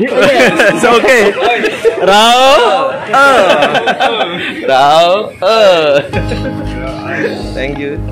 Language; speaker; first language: English; non-native, learner; Javanese